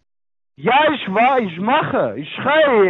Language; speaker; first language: German; non-native, learner; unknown